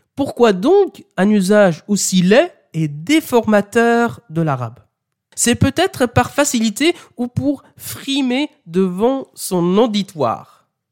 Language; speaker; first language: French; non-native, fluent; Arabic